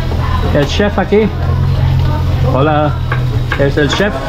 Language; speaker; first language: Spanish; non-native, learner; English